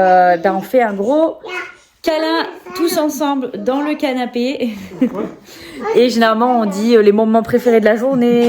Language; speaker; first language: French; native; French